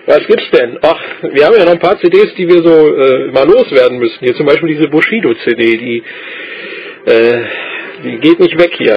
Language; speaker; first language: German; native; German